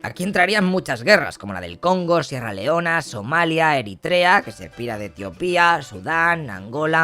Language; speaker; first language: Spanish; native; Spanish